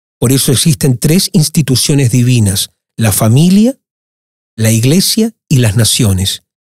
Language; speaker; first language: Spanish; early bilingual, heritage; Spanish